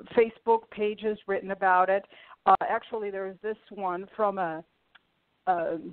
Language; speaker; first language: English; early bilingual, other home language; Portuguese